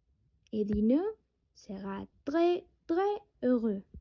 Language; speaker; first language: French; non-native, learner; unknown